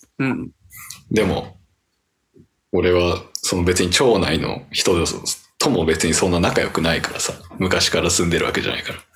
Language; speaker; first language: Japanese; native; Japanese